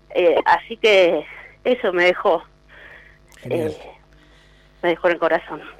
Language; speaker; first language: Spanish; native; Spanish